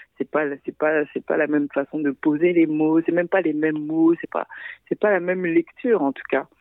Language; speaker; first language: French; non-native, local second language; Sango